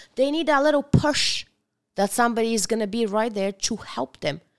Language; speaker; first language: English; non-native, fluent; Bulgarian